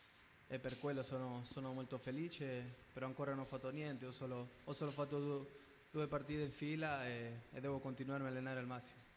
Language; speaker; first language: Italian; non-native, fluent; Spanish